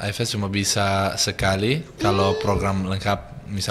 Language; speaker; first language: Indonesian; non-native, fluent; Italian